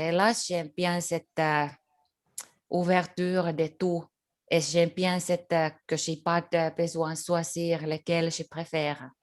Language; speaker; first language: French; non-native, learner; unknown